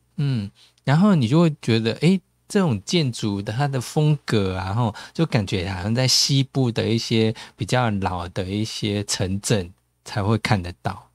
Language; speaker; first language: Chinese; native; Chinese